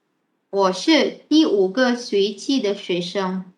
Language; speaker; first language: Chinese; non-native, fluent; Malay